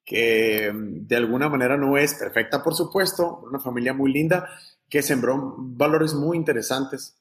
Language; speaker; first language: Spanish; native; Spanish